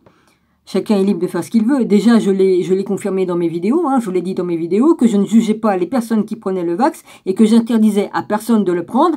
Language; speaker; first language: French; native; French